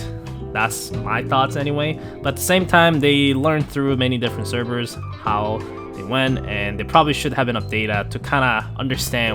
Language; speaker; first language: English; non-native, fluent; Korean